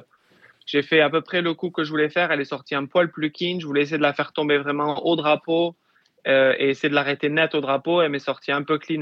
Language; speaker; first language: French; native; French